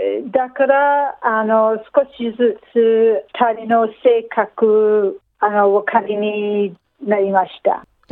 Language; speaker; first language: Japanese; non-native, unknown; English